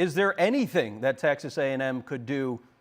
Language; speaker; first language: English; native; English